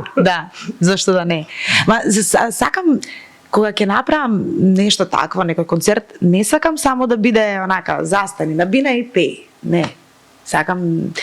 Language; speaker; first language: Macedonian; native; Macedonian